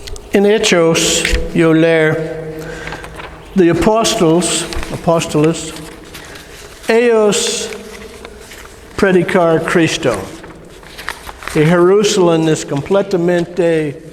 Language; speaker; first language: Spanish; non-native, learner; English